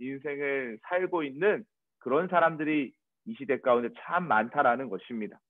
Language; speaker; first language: Korean; native; Korean